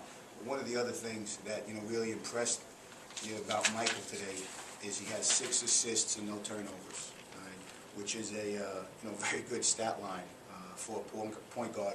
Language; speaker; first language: English; native; English